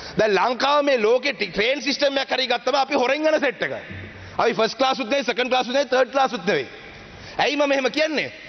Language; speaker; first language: Sinhala; non-native, local second language; Tamil